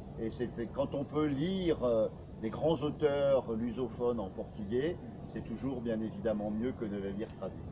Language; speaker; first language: French; native; French